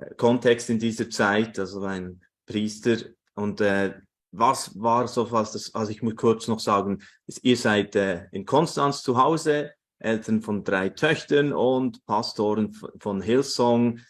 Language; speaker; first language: German; native; German